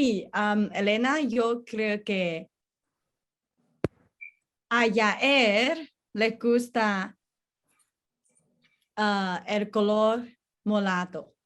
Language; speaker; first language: Spanish; non-native, learner; English